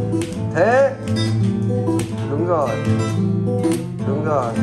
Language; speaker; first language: Vietnamese; native; Vietnamese